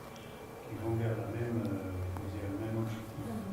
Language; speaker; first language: French; non-native, fluent; Spanish